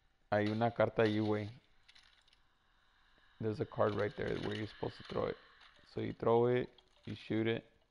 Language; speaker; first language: English; early bilingual, other home language; Spanish